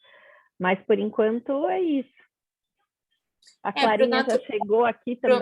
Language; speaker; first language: Portuguese; native; Portuguese